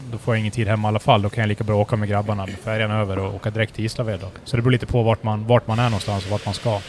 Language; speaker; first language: Swedish; native; Swedish